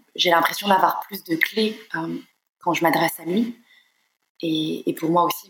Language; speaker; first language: French; native; French